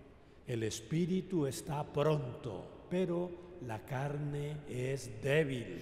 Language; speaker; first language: Spanish; native; Spanish